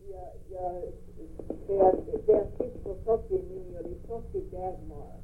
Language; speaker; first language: Finnish; early bilingual, heritage; English